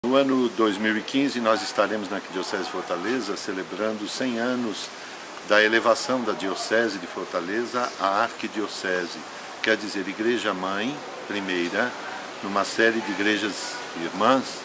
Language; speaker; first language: Portuguese; native; Portuguese